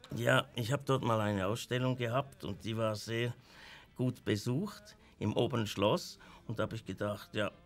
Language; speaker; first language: German; native; German